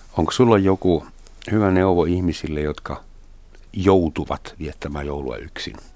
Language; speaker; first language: Finnish; non-native, fluent; German